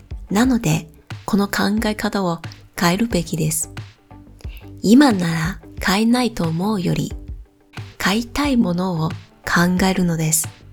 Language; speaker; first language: Japanese; non-native, fluent; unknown